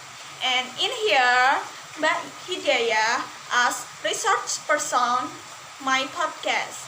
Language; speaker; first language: English; non-native, learner; Indonesian